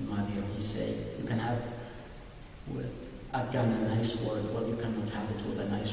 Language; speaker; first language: English; non-native, learner; Arabic